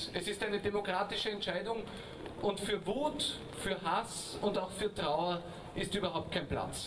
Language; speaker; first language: German; native; German